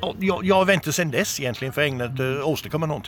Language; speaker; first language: Swedish; non-native, fluent; English